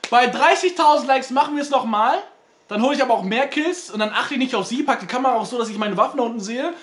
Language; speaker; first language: German; native; German